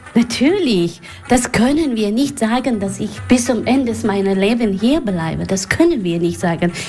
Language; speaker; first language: German; non-native, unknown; Persian